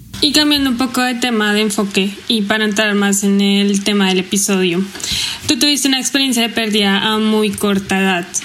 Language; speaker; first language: Spanish; native; Spanish